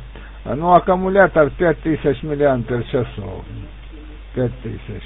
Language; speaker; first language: Russian; native; Russian